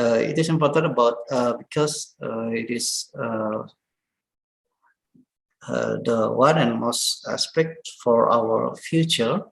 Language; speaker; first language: English; non-native, learner; Indonesian